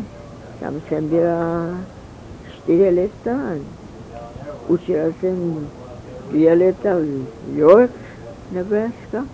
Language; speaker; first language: Czech; early bilingual, heritage; Czech